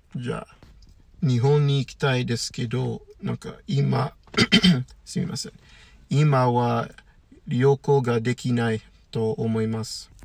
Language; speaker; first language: Japanese; non-native, learner; English